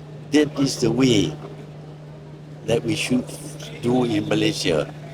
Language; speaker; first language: English; non-native, local second language; Malay